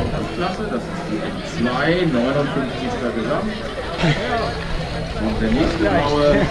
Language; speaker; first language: German; native; German